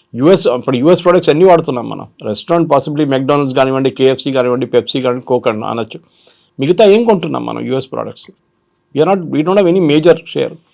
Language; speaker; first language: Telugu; non-native, local second language; Malayalam